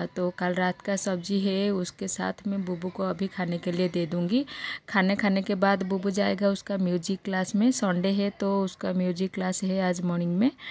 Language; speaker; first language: Hindi; native; Hindi